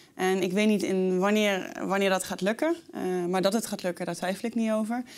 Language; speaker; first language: Dutch; native; Dutch